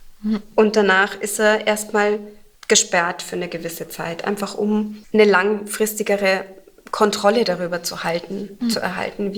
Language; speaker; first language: German; native; German